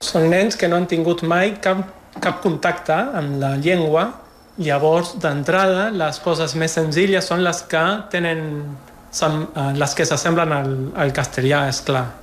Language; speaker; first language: Catalan; non-native, fluent; Spanish